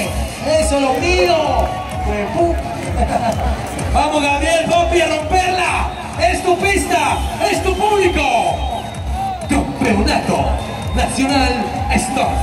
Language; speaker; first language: Spanish; native; Spanish